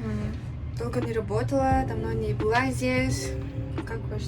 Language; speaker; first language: Russian; non-native, learner; Mongolian